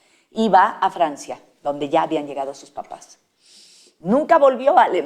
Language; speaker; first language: Spanish; native; Spanish